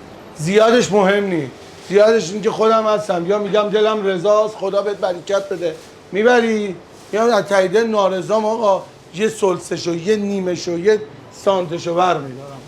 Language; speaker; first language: Persian; native; Persian